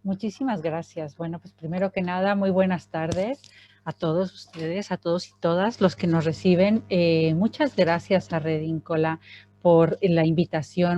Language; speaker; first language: Spanish; native; Spanish